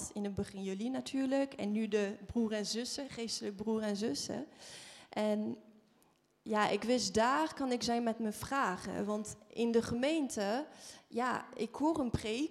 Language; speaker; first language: Dutch; non-native, fluent; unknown